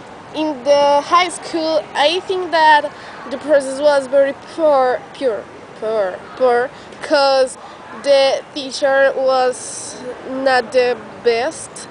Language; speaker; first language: English; non-native, learner; Spanish